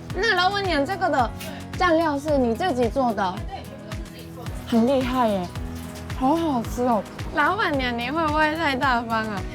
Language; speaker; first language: Chinese; non-native, fluent; Japanese